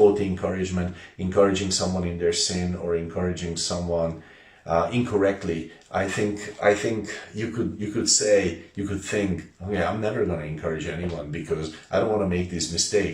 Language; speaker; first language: English; non-native, fluent; Hungarian